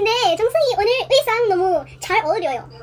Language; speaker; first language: Korean; non-native, learner; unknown